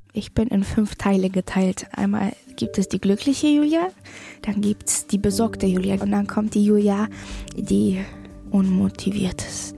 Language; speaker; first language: German; early bilingual, other home language; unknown